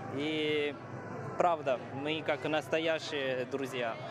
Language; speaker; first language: Russian; non-native, fluent; Chinese